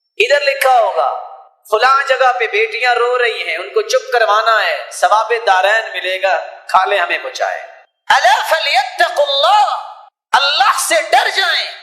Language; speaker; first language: Urdu; non-native, local second language; Punjabi